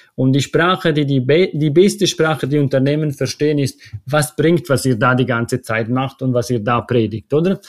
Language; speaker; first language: German; non-native, local second language; Italian